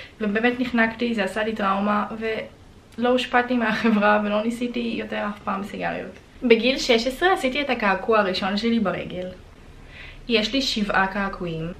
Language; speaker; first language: Hebrew; early bilingual, other home language; Russian